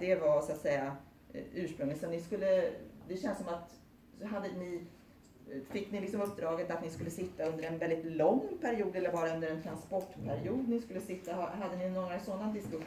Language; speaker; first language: Swedish; native; Swedish